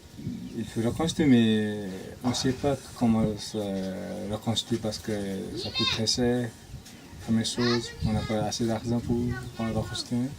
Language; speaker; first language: French; non-native, fluent; Nepali